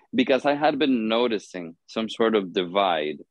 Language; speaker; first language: English; non-native, fluent; Spanish